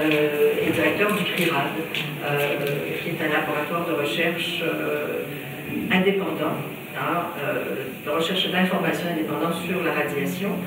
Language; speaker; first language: French; native; French